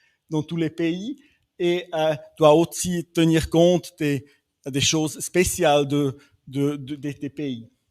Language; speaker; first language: French; non-native, fluent; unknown